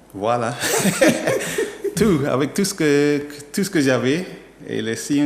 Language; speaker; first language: French; non-native, learner; English